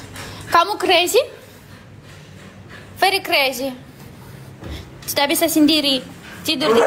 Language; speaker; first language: Indonesian; non-native, fluent; Russian